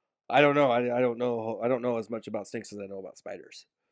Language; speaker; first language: English; native; English